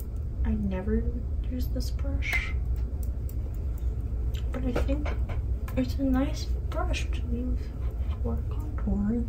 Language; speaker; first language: English; native; English